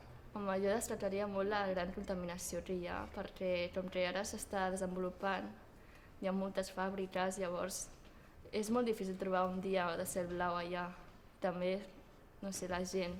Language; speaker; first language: Catalan; early bilingual, other home language; Chinese